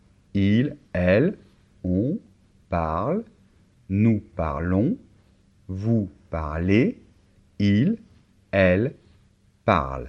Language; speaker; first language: French; native; French